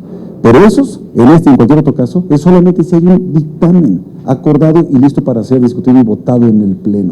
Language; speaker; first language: Spanish; native; Spanish